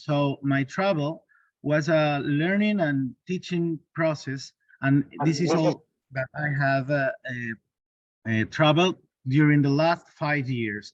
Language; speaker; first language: English; non-native, learner; Spanish